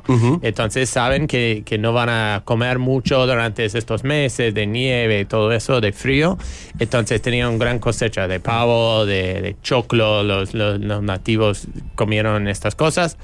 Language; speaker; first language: Spanish; non-native, fluent; English